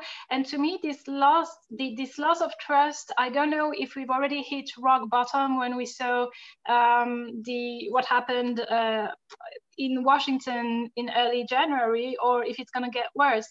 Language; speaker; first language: English; non-native, fluent; French